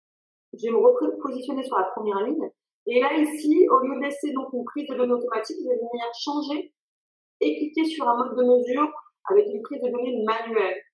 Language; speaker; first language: French; native; French